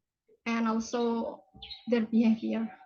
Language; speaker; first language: English; non-native, fluent; Indonesian